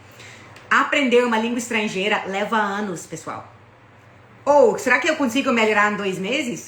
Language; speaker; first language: Portuguese; non-native, fluent; English